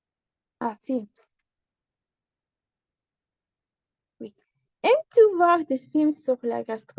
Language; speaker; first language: French; non-native, learner; Spanish